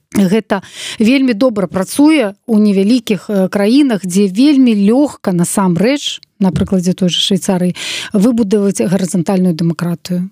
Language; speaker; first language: Belarusian; non-native, local second language; Russian